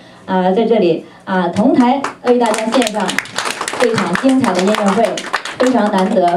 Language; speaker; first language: Chinese; native; Chinese